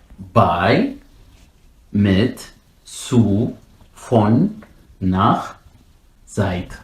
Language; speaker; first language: German; non-native, fluent; Amharic